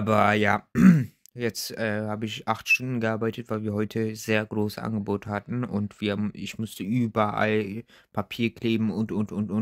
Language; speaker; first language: German; early bilingual, other home language; Turkish